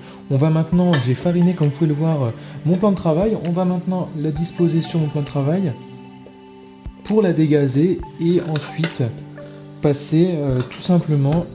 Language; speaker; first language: French; native; French